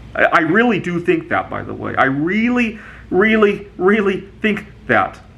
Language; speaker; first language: English; native; English